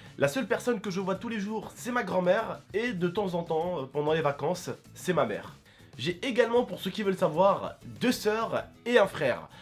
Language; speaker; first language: French; early bilingual, other home language; Arabic